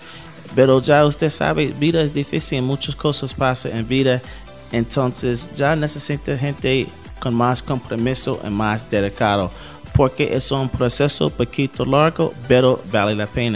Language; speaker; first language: Spanish; non-native, learner; English